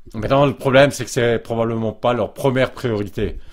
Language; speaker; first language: French; native; French